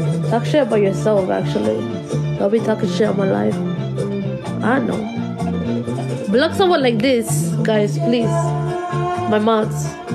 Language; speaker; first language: English; early bilingual, other home language; Spanish